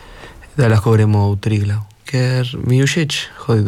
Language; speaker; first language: Slovenian; early bilingual, heritage; Spanish